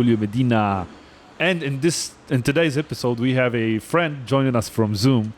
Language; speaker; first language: English; non-native, local second language; Arabic